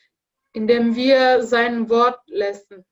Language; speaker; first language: German; non-native, learner; Indonesian